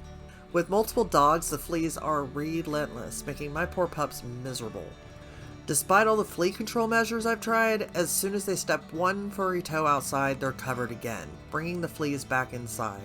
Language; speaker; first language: English; native; English